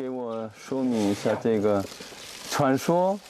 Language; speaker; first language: Chinese; non-native, fluent; Korean